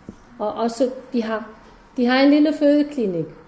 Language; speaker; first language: Danish; non-native, fluent; German